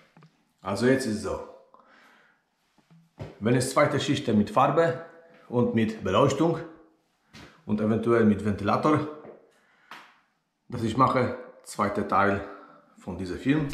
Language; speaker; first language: German; non-native, learner; Polish